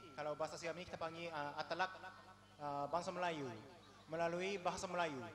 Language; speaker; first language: Malay; non-native, fluent; Japanese